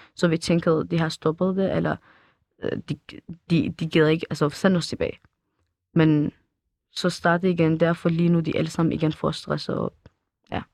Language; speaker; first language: Danish; early bilingual, other home language; Kurdish